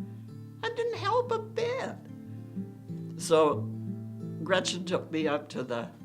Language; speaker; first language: English; native; English